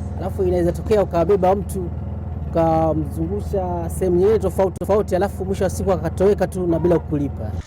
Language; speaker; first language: Swahili; native; Swahili